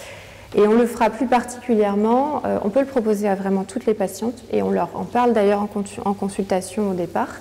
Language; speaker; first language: French; native; French